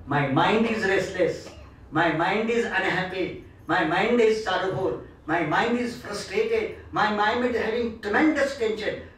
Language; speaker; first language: English; non-native, local second language; Marathi